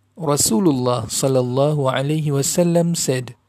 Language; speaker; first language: English; non-native, local second language; Malay